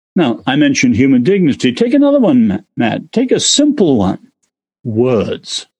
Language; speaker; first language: English; native; English